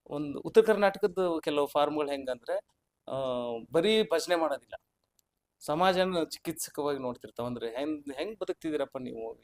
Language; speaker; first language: Kannada; native; Kannada